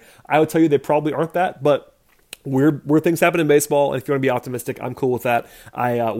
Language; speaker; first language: English; native; English